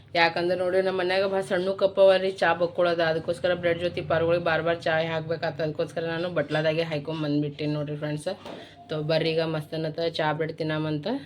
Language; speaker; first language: Kannada; native; Kannada